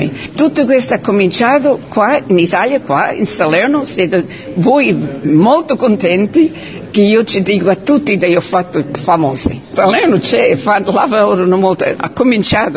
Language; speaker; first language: Italian; early bilingual, heritage; Italian